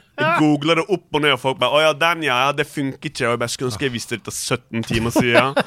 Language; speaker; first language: Norwegian; early bilingual, other home language; Turkish